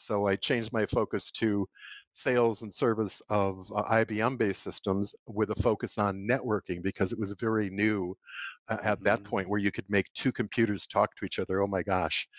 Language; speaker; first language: English; native; English